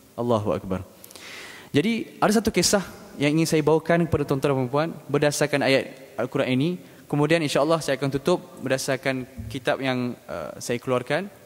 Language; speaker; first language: Malay; native; Malay